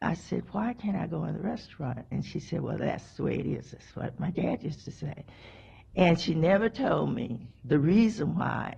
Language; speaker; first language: English; native; English